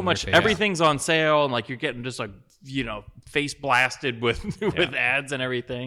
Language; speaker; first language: English; native; English